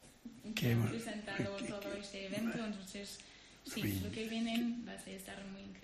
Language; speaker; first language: Spanish; non-native, learner; French